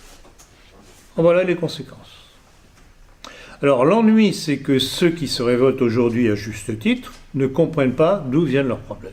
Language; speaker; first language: French; native; French